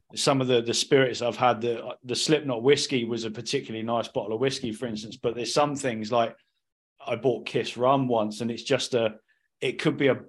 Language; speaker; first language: English; native; English